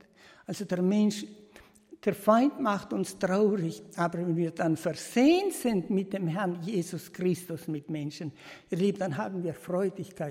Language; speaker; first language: German; early bilingual, heritage; German